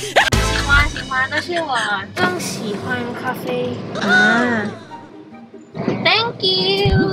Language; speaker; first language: Chinese; non-native, fluent; Thai